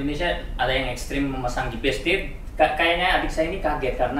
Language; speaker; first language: Indonesian; native; Indonesian